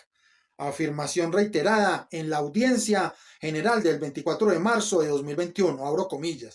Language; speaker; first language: Spanish; native; Spanish